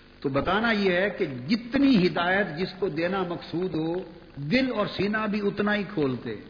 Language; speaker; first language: Urdu; non-native, local second language; Punjabi